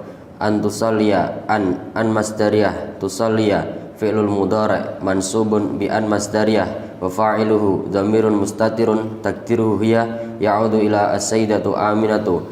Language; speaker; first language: Arabic; non-native, learner; Indonesian